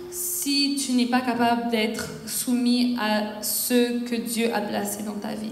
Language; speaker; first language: French; native; French